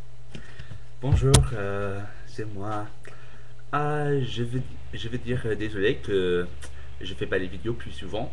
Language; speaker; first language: French; non-native, fluent; English